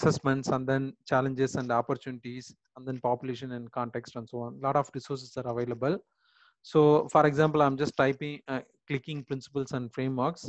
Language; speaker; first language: English; non-native, local second language; Tamil